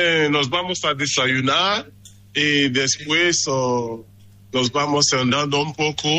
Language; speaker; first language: Spanish; non-native, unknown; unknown